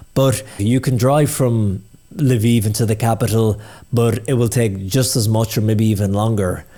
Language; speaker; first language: English; native; English